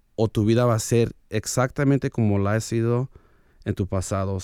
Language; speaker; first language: Spanish; early bilingual, heritage; Spanish